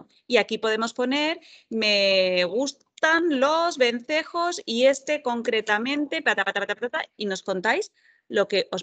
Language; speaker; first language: Spanish; native; Spanish